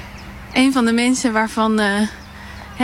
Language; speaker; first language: Dutch; native; Dutch